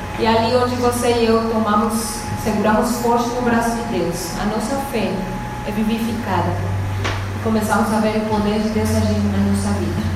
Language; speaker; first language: Portuguese; non-native, fluent; Spanish